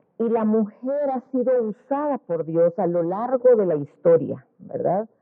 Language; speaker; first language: Spanish; native; Spanish